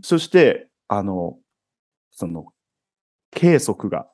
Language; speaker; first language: Japanese; non-native, fluent; Cantonese